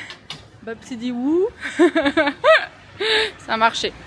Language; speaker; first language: French; native; French